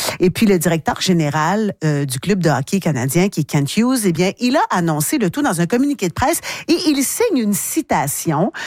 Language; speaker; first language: French; native; French